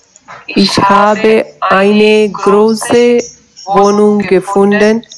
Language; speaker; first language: German; non-native, learner; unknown